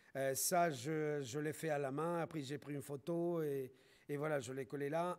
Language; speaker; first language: French; non-native, fluent; Spanish